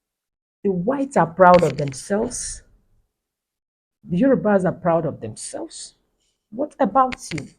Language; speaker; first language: English; non-native, local second language; Igbo